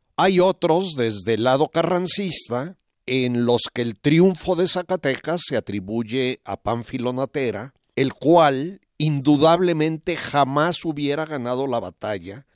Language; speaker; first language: Spanish; native; Spanish